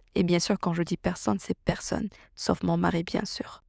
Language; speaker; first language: French; non-native, fluent; Arabic